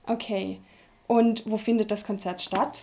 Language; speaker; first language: German; native; German